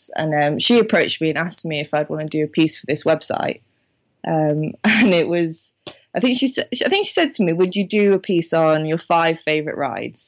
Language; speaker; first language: English; native; English